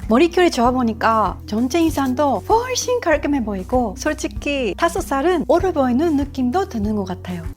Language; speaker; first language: Korean; non-native, fluent; Japanese